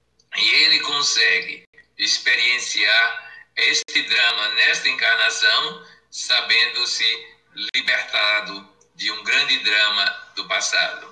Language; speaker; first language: Portuguese; native; Portuguese